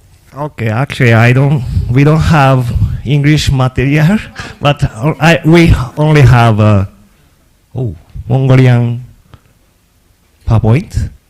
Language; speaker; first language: English; non-native, learner; Japanese